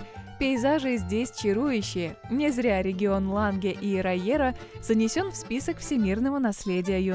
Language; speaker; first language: Russian; native; Russian